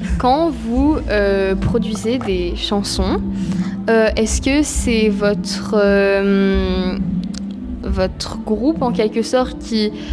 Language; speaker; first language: French; native; French